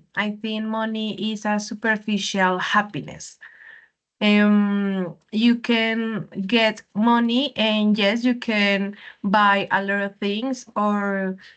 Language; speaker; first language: English; non-native, learner; Spanish